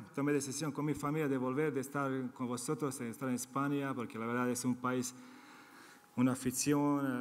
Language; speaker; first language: Spanish; non-native, fluent; Serbian